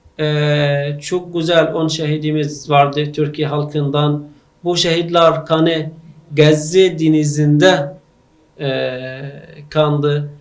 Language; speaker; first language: Turkish; non-native, learner; Arabic